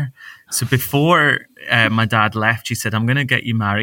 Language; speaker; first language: English; native; English